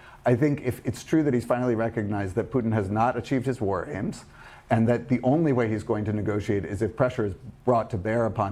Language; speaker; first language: English; native; English